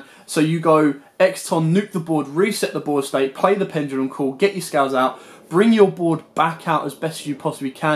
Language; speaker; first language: English; native; English